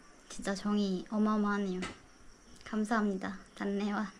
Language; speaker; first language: Korean; native; Korean